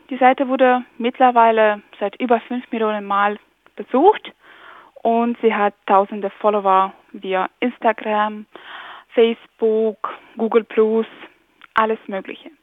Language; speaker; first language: German; non-native, fluent; Ukrainian